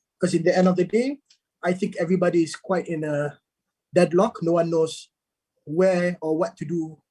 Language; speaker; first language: English; non-native, local second language; Malay